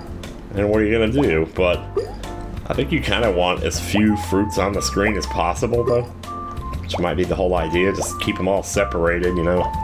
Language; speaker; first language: English; native; English